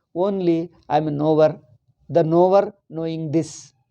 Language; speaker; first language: English; non-native, local second language; Kannada